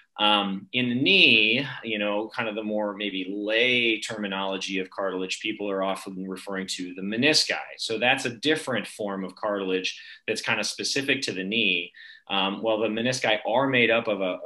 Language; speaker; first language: English; native; English